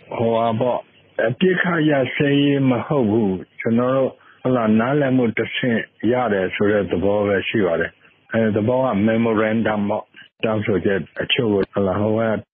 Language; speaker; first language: Burmese; non-native, local second language; Karen languages